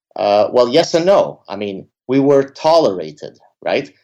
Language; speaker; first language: English; early bilingual, other home language; Arabic